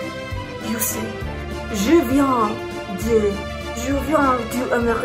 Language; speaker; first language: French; non-native, learner; English